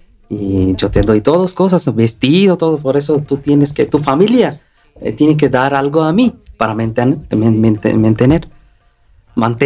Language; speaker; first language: Spanish; non-native, learner; Bangla